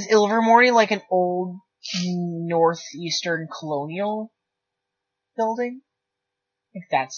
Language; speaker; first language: English; native; English